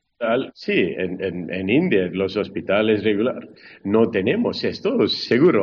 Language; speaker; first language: Spanish; non-native, fluent; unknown